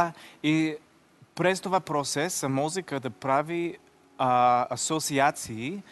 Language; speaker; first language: Bulgarian; non-native, learner; English